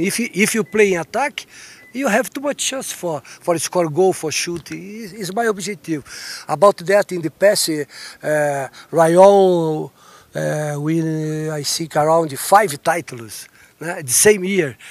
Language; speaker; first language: English; non-native, learner; Portuguese